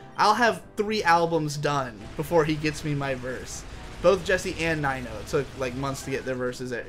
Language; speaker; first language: English; native; English